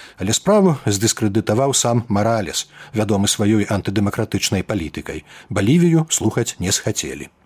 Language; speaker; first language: Belarusian; native; Belarusian